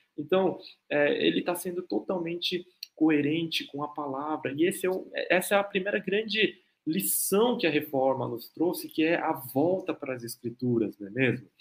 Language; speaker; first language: Portuguese; non-native, fluent; Korean